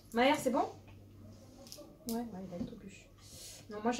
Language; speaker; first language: French; native; French